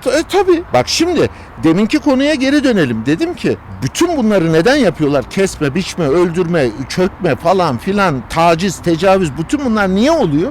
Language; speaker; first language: Turkish; native; Turkish